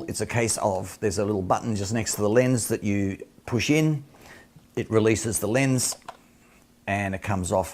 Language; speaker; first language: English; native; English